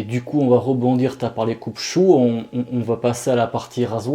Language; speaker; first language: French; native; French